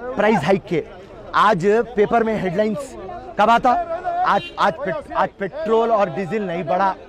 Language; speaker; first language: Hindi; non-native, local second language; Urdu